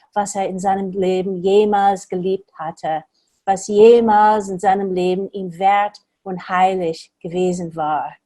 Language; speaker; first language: German; non-native, fluent; English